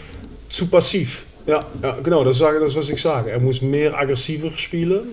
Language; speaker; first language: German; non-native, fluent; Dutch